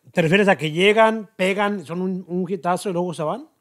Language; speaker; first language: Spanish; native; Spanish